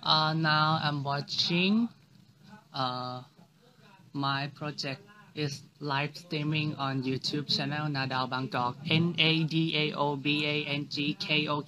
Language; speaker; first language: English; non-native, learner; Thai